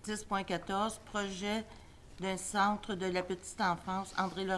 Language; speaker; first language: French; native; French